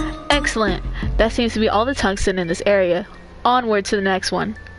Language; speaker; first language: English; early bilingual, other home language; Spanish